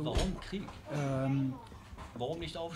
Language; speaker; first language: German; non-native, learner; Turkish